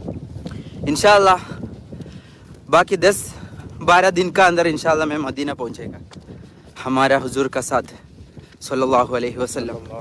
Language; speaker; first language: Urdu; non-native, learner; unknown